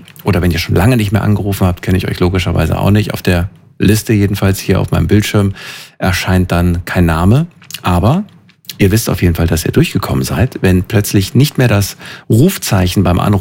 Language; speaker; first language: German; native; German